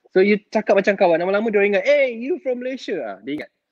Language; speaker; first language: English; non-native, local second language; Malay